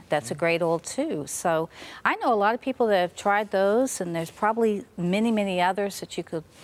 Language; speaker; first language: English; native; English